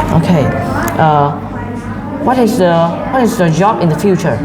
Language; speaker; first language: English; non-native, learner; Vietnamese